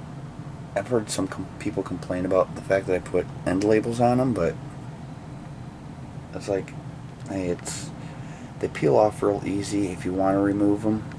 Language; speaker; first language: English; native; English